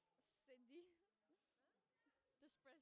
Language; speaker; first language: Albanian; early bilingual, heritage; Albanian